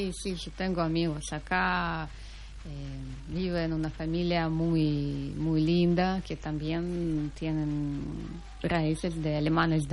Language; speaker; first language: Spanish; non-native, fluent; Russian